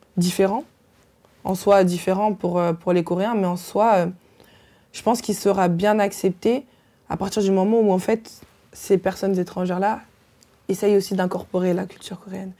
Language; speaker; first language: French; native; French